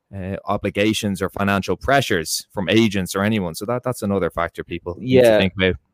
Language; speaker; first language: English; early bilingual, other home language; Portuguese